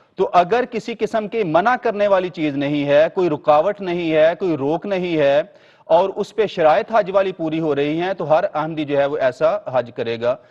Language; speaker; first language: Urdu; native; Urdu